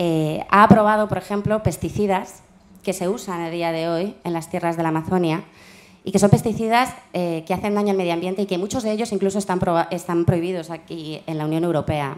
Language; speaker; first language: Spanish; native; Spanish